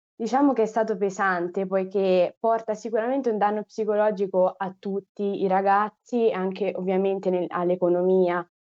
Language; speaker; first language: Italian; native; Italian